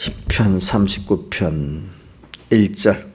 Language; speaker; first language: Korean; native; Korean